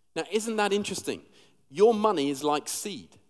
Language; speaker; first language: English; native; English